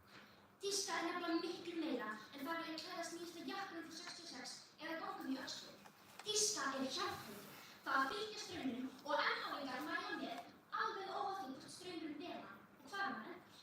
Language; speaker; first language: Icelandic; native; Icelandic